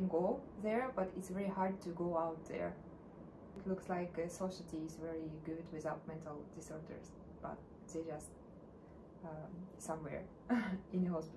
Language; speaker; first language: English; non-native, learner; Russian